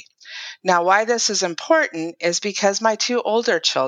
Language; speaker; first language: English; native; English